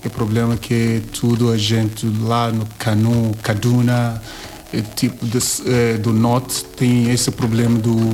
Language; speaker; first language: Portuguese; non-native, learner; Yoruba